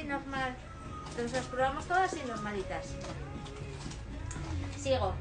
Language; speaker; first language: Spanish; native; Spanish